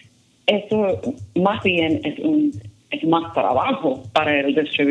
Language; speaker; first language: Spanish; non-native, fluent; English